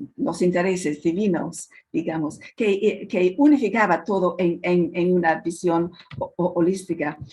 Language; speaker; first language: Spanish; non-native, fluent; English